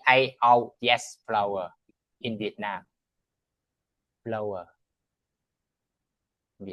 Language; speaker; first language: English; non-native, learner; Vietnamese